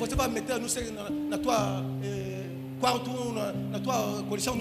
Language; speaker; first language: Portuguese; non-native, learner; Lingala